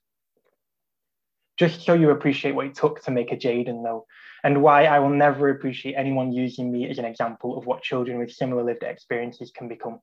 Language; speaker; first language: English; native; English